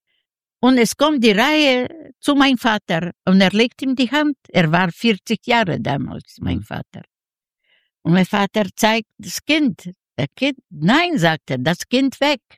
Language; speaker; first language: German; non-native, learner; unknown